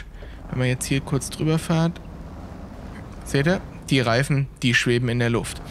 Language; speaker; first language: German; native; German